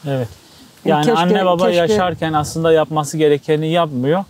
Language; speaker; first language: Turkish; native; Turkish